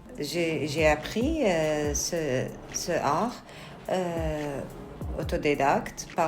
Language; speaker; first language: French; non-native, learner; Arabic